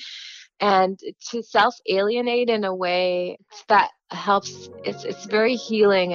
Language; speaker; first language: English; native; English